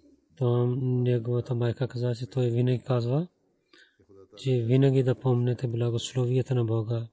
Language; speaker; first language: Bulgarian; non-native, learner; Urdu